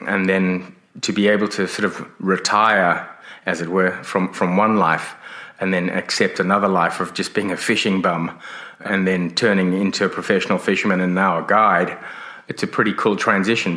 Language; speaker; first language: English; native; English